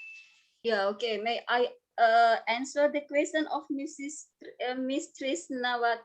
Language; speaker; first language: English; non-native, fluent; Indonesian